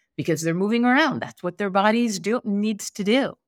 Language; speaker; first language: English; native; English